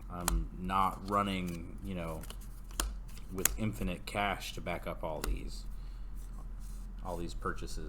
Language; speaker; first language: English; native; English